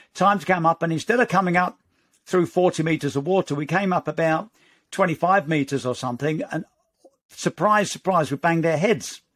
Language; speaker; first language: English; native; English